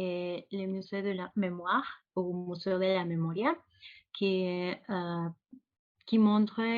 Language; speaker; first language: French; non-native, fluent; Spanish